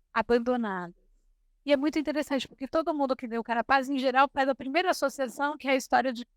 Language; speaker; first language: Portuguese; native; Portuguese